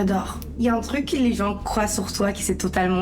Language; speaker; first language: French; native; French